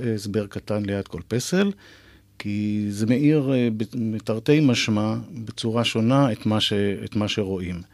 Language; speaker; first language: Hebrew; native; Hebrew